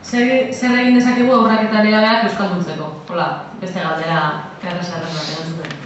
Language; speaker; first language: Basque; native; Basque